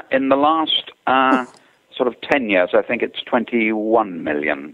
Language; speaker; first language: English; native; English